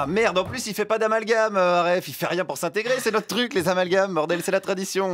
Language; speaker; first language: French; native; French